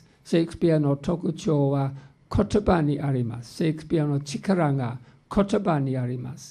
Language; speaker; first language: Japanese; non-native, fluent; English